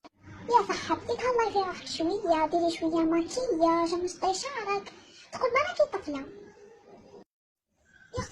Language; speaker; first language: Arabic; native; Arabic